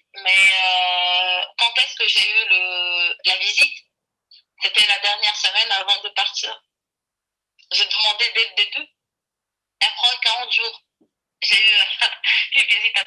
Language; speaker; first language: French; non-native, local second language; Arabic